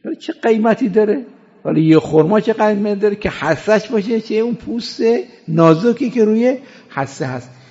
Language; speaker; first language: Persian; non-native, fluent; Arabic